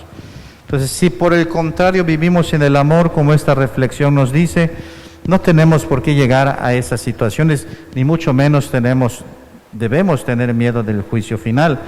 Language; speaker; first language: Spanish; native; Spanish